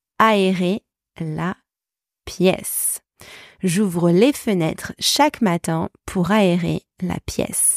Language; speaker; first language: French; native; French